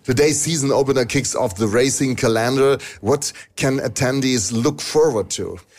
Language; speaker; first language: English; non-native, fluent; German